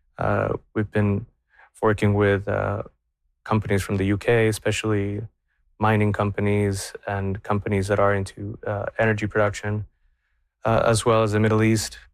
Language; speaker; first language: English; non-native, fluent; Spanish